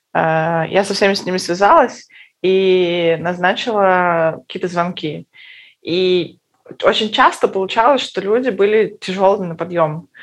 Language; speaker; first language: Russian; native; Russian